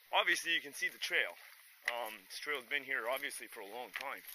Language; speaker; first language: English; native; English